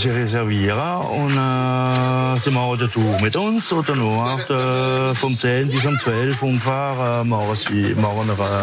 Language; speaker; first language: German; non-native, local second language; French